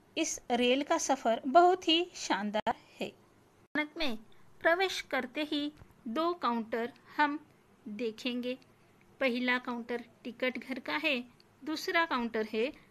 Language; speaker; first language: Hindi; non-native, local second language; Marathi